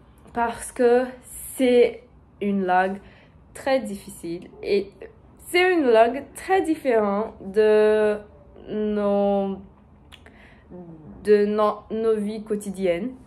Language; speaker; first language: French; non-native, learner; Portuguese